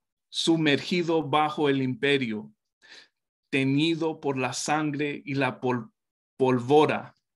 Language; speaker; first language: Spanish; early bilingual, heritage; Spanish